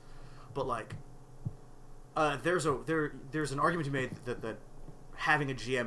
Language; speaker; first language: English; native; English